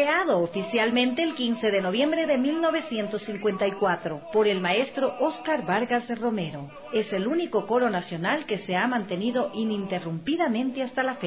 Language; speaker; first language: Spanish; native; Spanish